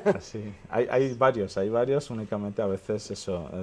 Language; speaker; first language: Spanish; non-native, fluent; Armenian